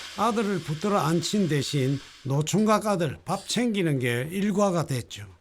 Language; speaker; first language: Korean; native; Korean